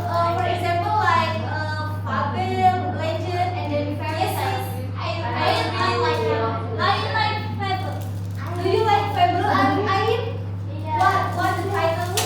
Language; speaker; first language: English; non-native, learner; Indonesian